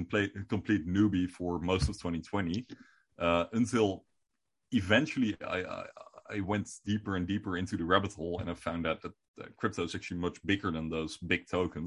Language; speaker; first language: English; non-native, fluent; Dutch